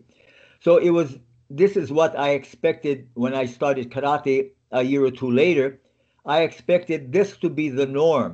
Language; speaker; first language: English; native; English